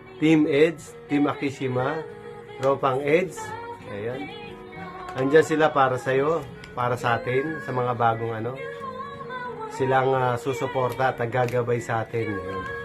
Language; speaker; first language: Filipino; native; Filipino